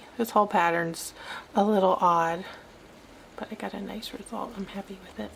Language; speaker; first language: English; native; English